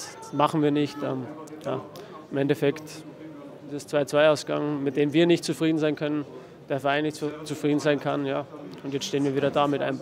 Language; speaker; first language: German; native; German